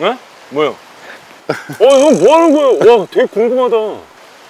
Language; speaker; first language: Korean; native; Korean